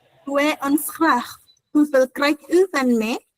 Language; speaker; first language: Dutch; non-native, learner; Indonesian